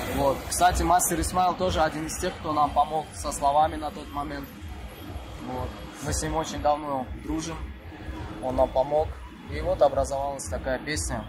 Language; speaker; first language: Russian; non-native, local second language; Uzbek